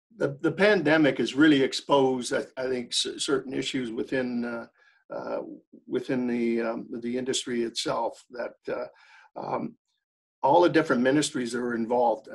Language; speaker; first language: English; early bilingual, other home language; French